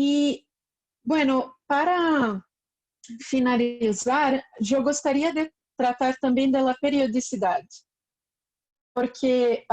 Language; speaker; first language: Spanish; non-native, fluent; Portuguese